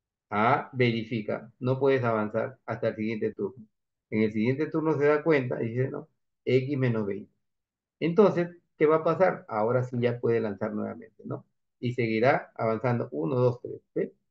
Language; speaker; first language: Spanish; native; Spanish